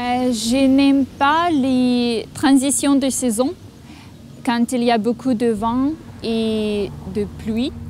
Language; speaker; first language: French; non-native, learner; Russian